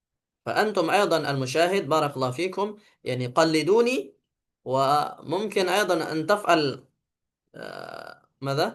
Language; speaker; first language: Arabic; non-native, fluent; Indonesian